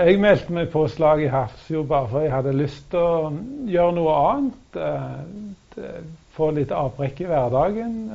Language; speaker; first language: Norwegian; native; Norwegian